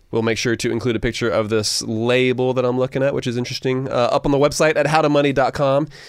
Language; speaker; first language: English; native; English